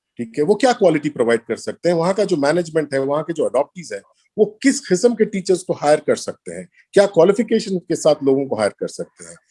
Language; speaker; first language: Hindi; non-native, local second language; Urdu